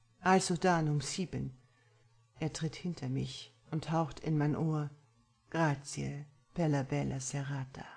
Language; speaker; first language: German; native; German